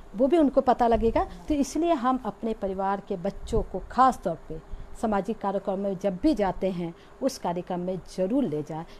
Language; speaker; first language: Hindi; native; Hindi